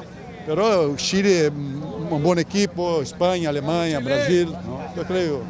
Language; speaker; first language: Spanish; non-native, learner; Portuguese